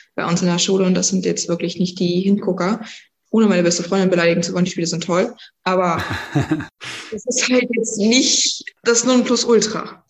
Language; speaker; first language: German; native; German